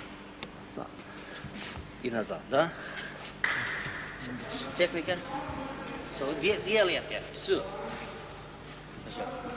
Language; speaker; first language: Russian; non-native, learner; English